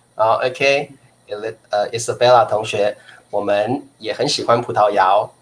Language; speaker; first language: Chinese; native; Chinese